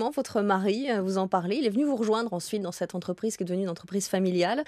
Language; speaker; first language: French; native; French